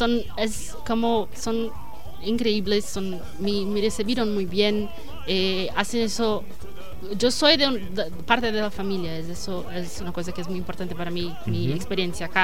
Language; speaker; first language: Spanish; non-native, learner; Portuguese